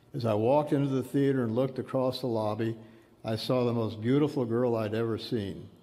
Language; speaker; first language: English; early bilingual, other home language; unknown